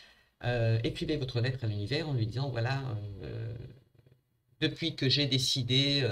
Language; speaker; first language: French; native; French